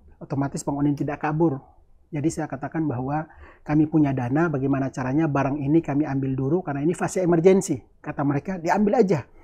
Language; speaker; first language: Indonesian; native; Indonesian